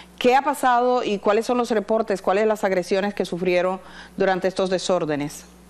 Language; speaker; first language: Spanish; native; Spanish